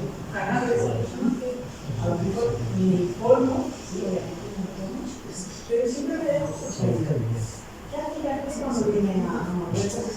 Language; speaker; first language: Spanish; non-native, learner; Arabic